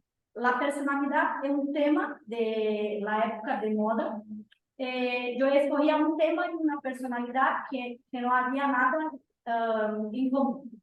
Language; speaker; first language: Spanish; non-native, fluent; Portuguese